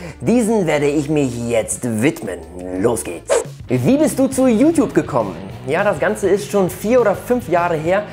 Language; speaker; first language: German; early bilingual, other home language; Polish